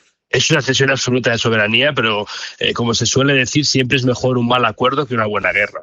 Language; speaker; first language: Spanish; native; Spanish